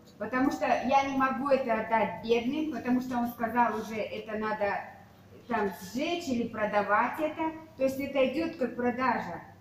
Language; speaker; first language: Russian; native; Russian